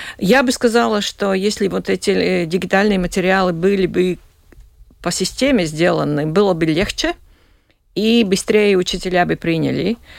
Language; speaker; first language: Russian; non-native, local second language; Latvian